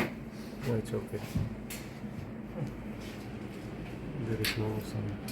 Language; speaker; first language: English; non-native, learner; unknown